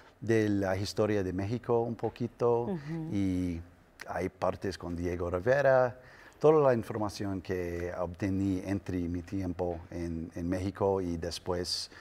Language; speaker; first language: Spanish; non-native, learner; English